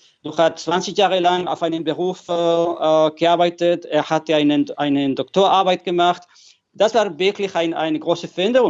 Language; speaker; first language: German; non-native, fluent; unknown